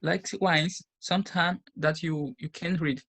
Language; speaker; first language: English; non-native, learner; Spanish